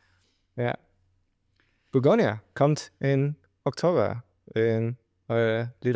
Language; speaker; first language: German; non-native, fluent; Spanish